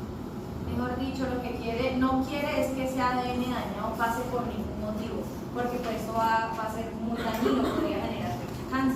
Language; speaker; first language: Spanish; native; Spanish